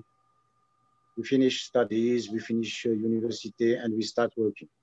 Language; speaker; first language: English; non-native, learner; French